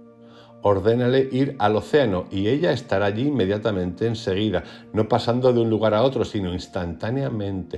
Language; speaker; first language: Spanish; native; Spanish